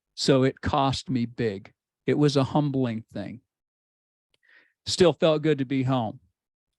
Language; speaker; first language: English; native; English